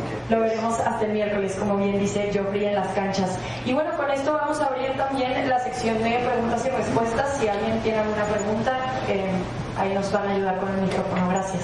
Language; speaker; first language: Spanish; native; Spanish